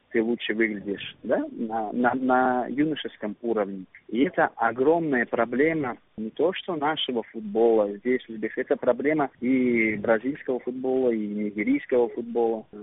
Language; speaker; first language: Russian; non-native, local second language; Uzbek